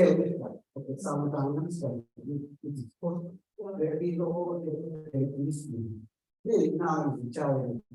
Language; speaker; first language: English; non-native, learner; Indonesian